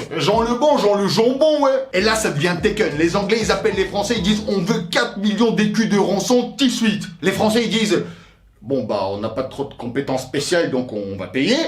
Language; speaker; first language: French; early bilingual, other home language; Russian